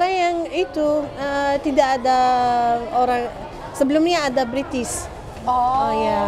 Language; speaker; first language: Indonesian; non-native, fluent; Arabic